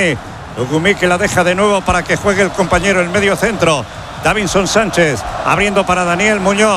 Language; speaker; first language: Spanish; native; Spanish